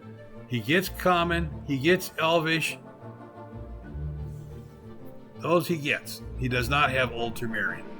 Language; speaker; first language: English; native; English